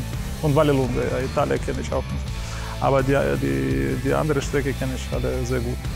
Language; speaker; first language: German; non-native, learner; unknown